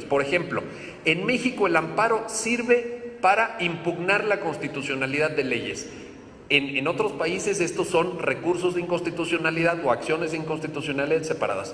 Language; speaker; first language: Spanish; native; Spanish